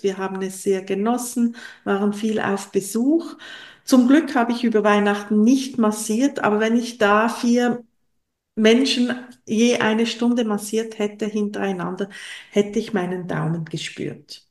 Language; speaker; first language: German; non-native, local second language; French